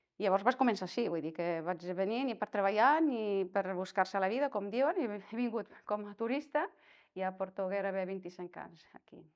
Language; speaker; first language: Catalan; non-native, fluent; Arabic